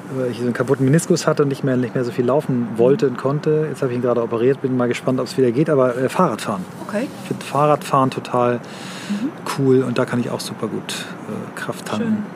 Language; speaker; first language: German; native; German